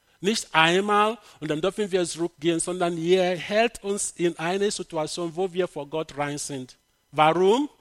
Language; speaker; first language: German; non-native, fluent; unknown